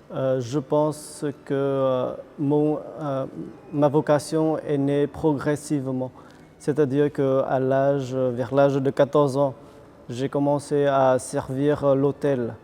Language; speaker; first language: French; non-native, fluent; Vietnamese